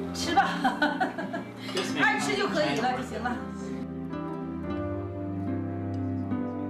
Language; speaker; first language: Chinese; native; Chinese